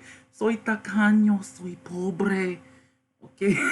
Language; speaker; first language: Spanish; non-native, learner; English